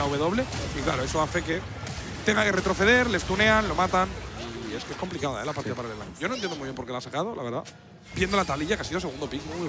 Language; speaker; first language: Spanish; native; Spanish